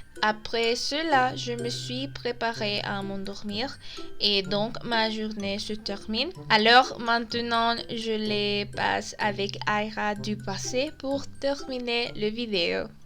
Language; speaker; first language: French; non-native, learner; Spanish